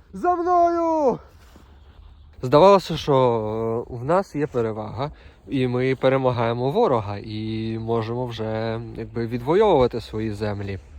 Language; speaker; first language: Ukrainian; native; Ukrainian